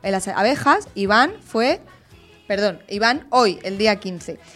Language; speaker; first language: Spanish; native; Spanish